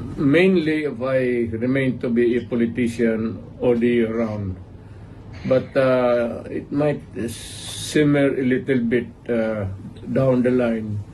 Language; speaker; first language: English; non-native, local second language; Cebuano